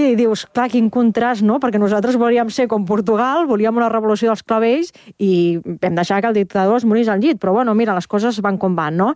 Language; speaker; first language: Catalan; native; Catalan